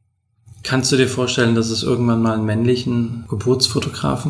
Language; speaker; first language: German; native; German